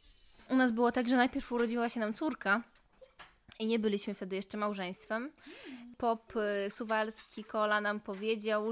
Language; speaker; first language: Polish; non-native, local second language; Russian